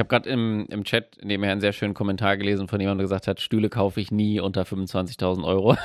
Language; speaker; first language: German; native; German